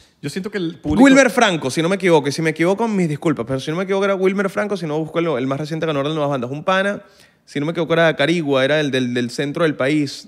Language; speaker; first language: Spanish; native; Spanish